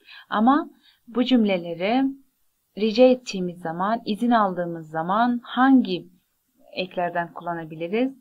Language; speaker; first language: Turkish; non-native, fluent; Persian